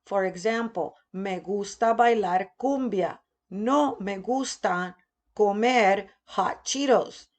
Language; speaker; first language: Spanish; non-native, fluent; English